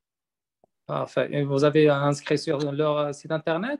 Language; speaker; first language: French; non-native, learner; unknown